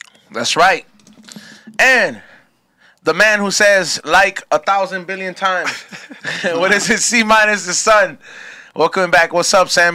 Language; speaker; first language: English; early bilingual, other home language; Spanish